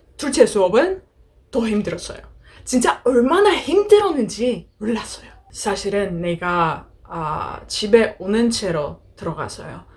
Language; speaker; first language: Korean; non-native, learner; Greek